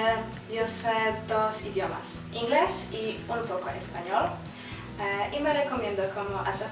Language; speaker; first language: Spanish; non-native, learner; Polish